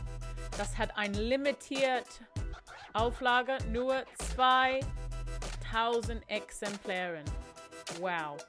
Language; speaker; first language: German; non-native, fluent; English